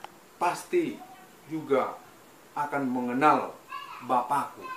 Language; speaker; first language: Indonesian; native; Indonesian